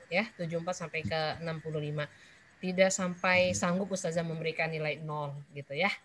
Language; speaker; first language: Indonesian; native; Indonesian